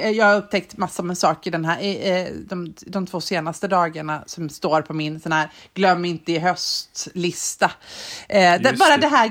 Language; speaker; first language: Swedish; native; Swedish